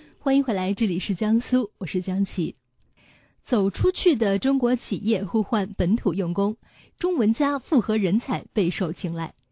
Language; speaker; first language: Chinese; native; Chinese